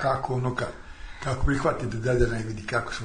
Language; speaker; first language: Serbian; native; Serbian